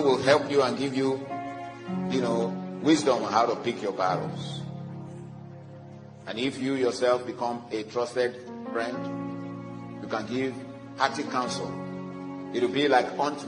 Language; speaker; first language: English; non-native, local second language; Yoruba